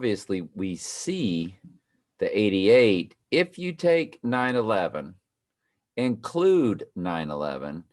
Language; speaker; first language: English; native; English